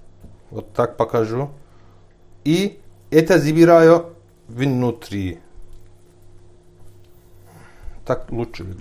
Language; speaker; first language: Russian; non-native, learner; Turkish